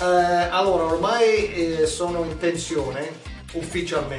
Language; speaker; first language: Italian; non-native, fluent; English